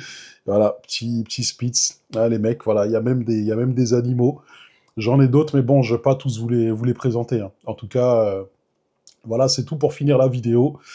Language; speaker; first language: French; native; French